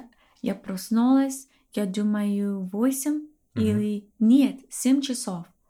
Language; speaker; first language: Russian; non-native, learner; English